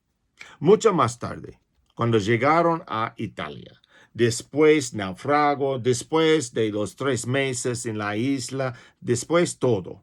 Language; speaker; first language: Spanish; non-native, fluent; English